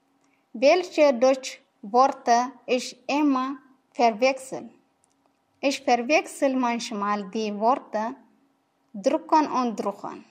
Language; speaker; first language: German; non-native, learner; Tigrinya